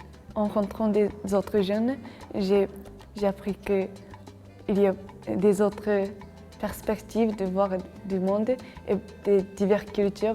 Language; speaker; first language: French; non-native, learner; Japanese